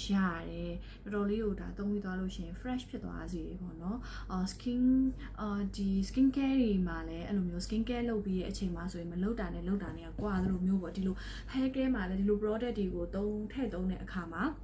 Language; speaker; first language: Burmese; native; Burmese